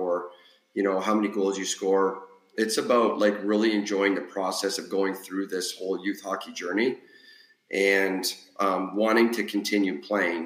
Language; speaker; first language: English; native; English